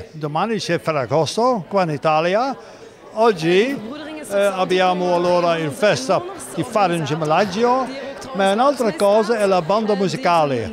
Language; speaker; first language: Italian; non-native, learner; Dutch